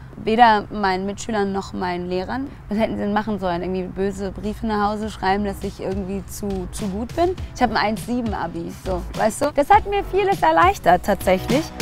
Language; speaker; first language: German; early bilingual, other home language; Tigrinya